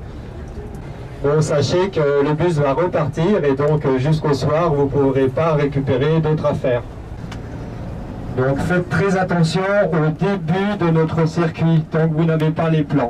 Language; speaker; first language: French; native; French